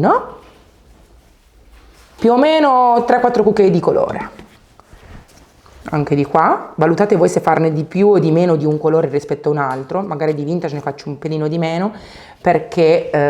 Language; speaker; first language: Italian; native; Italian